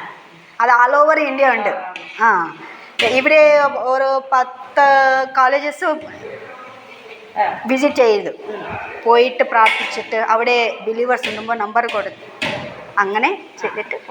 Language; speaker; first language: Malayalam; non-native, local second language; Telugu